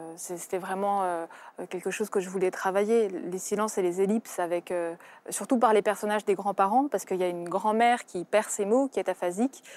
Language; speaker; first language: French; early bilingual, other home language; Russian